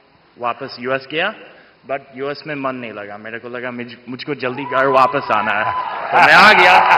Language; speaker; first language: Hindi; early bilingual, heritage; Hindi